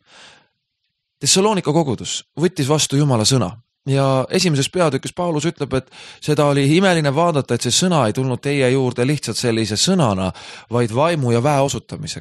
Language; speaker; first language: Estonian; native; Estonian